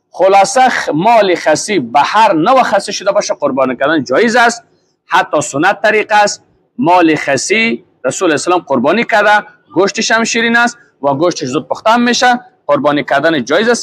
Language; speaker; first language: Persian; native; Persian